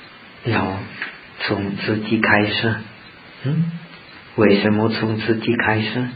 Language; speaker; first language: Chinese; non-native, fluent; Czech